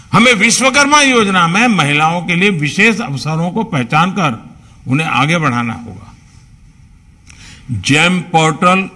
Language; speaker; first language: Hindi; non-native, local second language; Gujarati